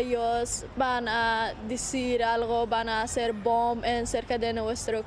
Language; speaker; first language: Spanish; non-native, learner; Persian